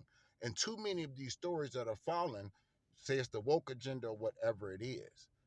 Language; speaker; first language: English; native; English